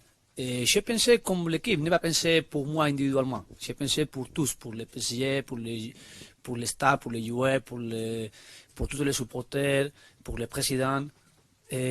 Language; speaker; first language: French; non-native, learner; Spanish